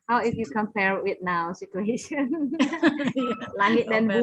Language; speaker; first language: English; non-native, fluent; Indonesian